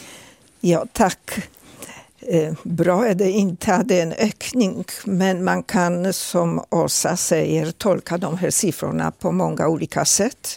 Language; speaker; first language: Swedish; non-native, fluent; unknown